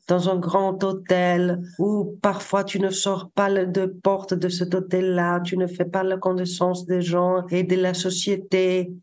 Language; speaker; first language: French; non-native, fluent; Greek